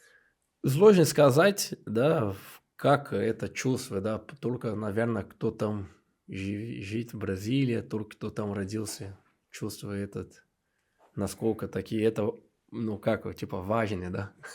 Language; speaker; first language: Russian; non-native, learner; Portuguese